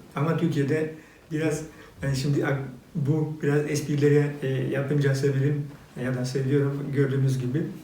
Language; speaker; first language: Turkish; non-native, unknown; Albanian